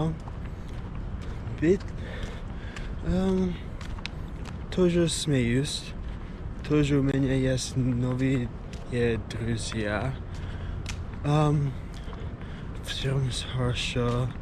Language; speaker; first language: Russian; non-native, learner; English